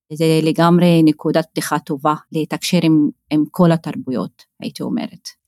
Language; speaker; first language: Hebrew; non-native, local second language; Arabic